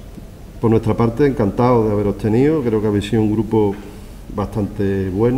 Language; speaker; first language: Spanish; native; Spanish